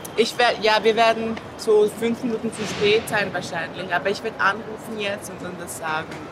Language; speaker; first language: German; early bilingual, other home language; Japanese